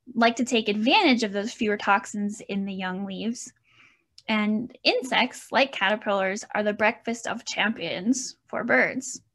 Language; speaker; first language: English; native; English